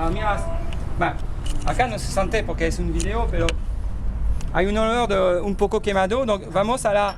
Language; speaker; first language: Spanish; non-native, learner; French